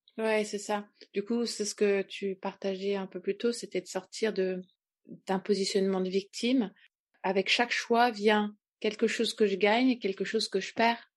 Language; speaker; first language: French; native; French